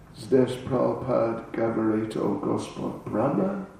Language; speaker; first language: Russian; non-native, learner; English